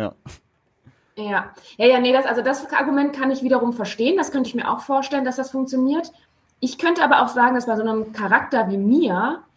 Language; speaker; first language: German; native; German